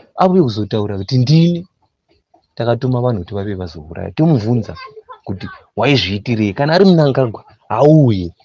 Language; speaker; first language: Shona; non-native, local second language; North Ndebele